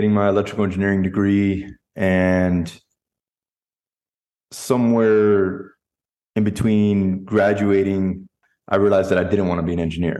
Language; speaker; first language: English; native; English